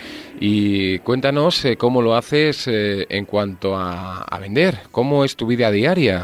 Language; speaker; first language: Spanish; native; Spanish